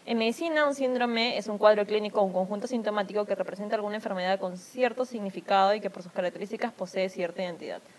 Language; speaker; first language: Spanish; native; Spanish